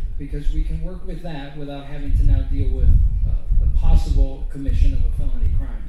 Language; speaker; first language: English; native; English